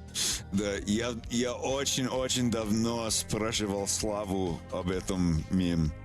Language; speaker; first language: Russian; non-native, learner; English